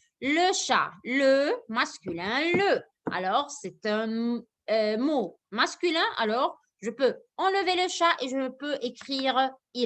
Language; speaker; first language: French; non-native, fluent; Arabic